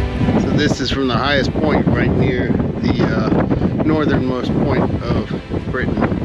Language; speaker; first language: English; native; English